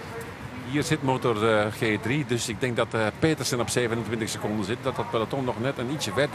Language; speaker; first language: Dutch; native; Dutch